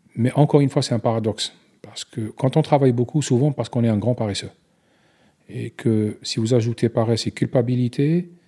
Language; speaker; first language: French; non-native, local second language; Arabic